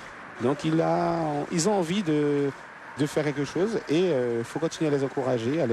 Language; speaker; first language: French; native; French